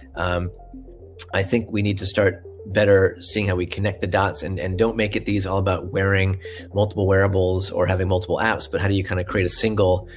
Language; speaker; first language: English; native; English